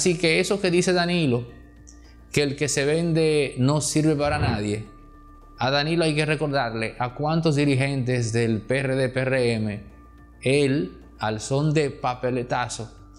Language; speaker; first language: Spanish; native; Spanish